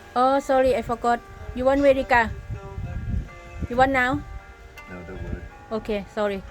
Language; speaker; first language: English; non-native, learner; Thai